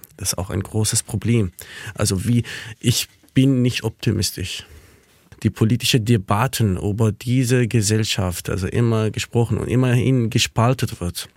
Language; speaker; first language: German; non-native, fluent; Kurdish